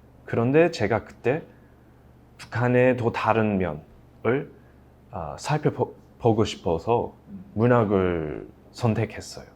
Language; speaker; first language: Korean; non-native, fluent; English